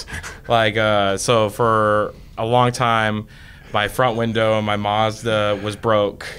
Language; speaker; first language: English; native; English